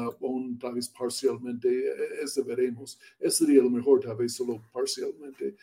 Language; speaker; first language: Spanish; non-native, learner; English